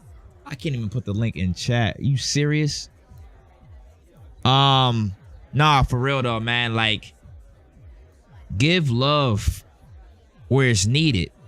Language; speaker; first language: English; native; English